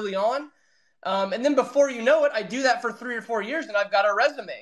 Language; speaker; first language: English; native; English